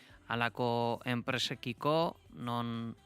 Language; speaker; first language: Basque; native; Basque